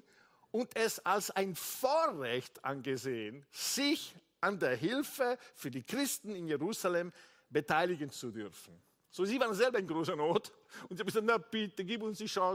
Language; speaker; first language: German; non-native, fluent; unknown